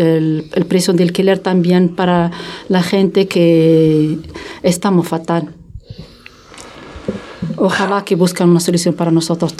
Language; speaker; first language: Spanish; non-native, learner; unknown